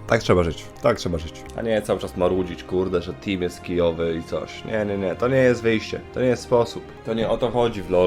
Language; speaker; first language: Polish; native; Polish